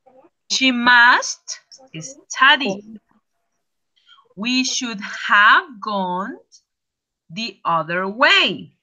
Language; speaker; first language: English; non-native, fluent; Spanish